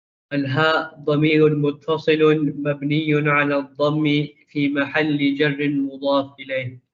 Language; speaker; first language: Arabic; non-native, learner; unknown